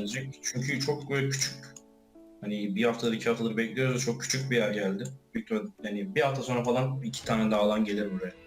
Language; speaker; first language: Turkish; native; Turkish